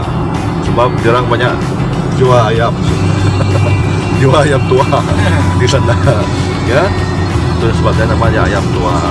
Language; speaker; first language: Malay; non-native, local second language; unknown